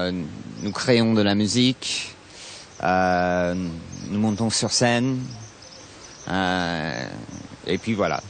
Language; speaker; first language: French; non-native, fluent; English